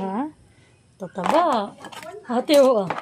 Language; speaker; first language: Filipino; native; Filipino